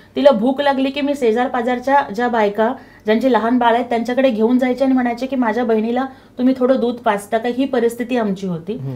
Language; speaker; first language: Marathi; non-native, local second language; Telugu